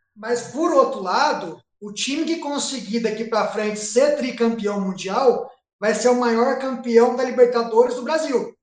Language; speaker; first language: Portuguese; native; Portuguese